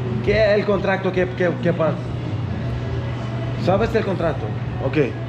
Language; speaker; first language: Spanish; non-native, learner; Swedish